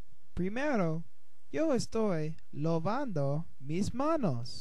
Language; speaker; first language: Spanish; non-native, learner; English